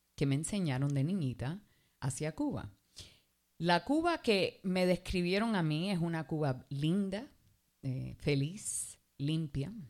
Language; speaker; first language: Spanish; early bilingual, heritage; Spanish